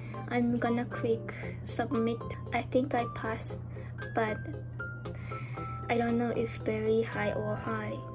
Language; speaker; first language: English; non-native, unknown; Japanese